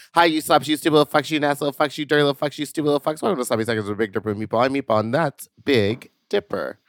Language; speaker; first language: English; native; English